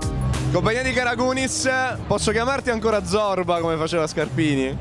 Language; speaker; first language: Italian; native; Italian